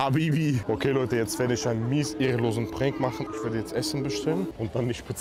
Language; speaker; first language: German; native; German